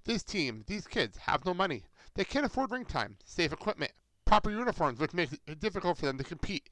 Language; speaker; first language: English; native; English